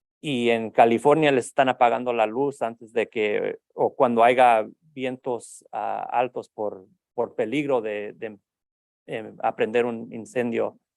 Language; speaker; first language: Spanish; early bilingual, heritage; Spanish